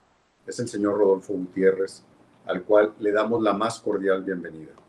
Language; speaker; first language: Spanish; native; Spanish